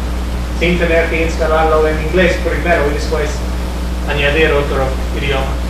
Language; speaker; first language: Spanish; non-native, fluent; English